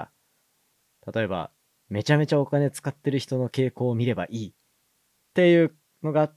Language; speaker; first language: Japanese; native; Japanese